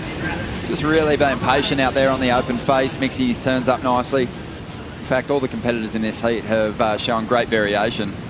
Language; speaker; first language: English; native; English